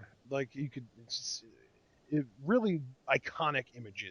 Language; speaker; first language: English; native; English